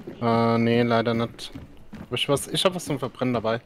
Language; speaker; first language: German; native; German